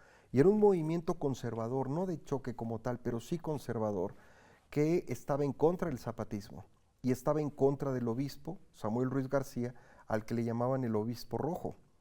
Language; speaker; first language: Spanish; native; Spanish